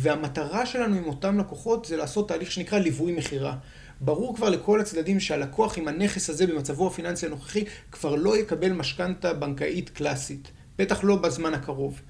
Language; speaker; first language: Hebrew; native; Hebrew